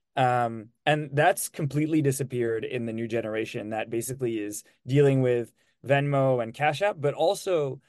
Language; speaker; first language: English; non-native, fluent; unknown